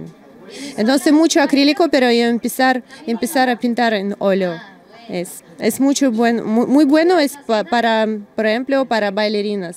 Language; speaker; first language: Spanish; non-native, learner; Russian